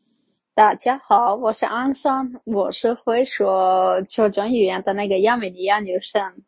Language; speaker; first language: Chinese; non-native, fluent; Armenian